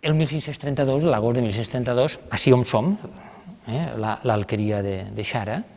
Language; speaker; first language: Catalan; native; Catalan